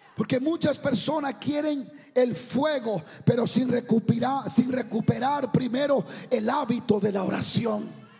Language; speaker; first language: Spanish; native; Spanish